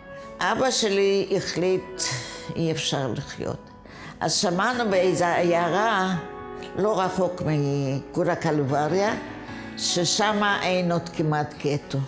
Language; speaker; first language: Hebrew; non-native, fluent; Yiddish